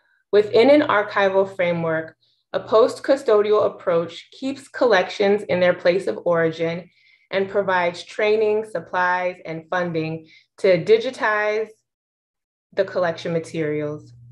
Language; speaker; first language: English; native; English